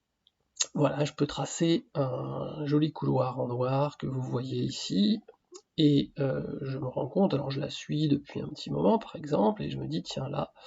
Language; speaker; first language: French; native; French